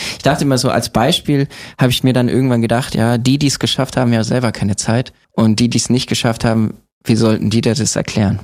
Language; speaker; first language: German; native; German